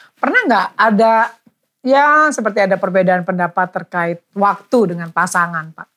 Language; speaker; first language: Indonesian; native; Indonesian